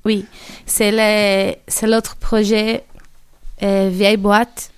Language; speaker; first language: French; non-native, learner; Portuguese